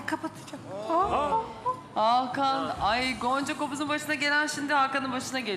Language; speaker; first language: Turkish; native; Turkish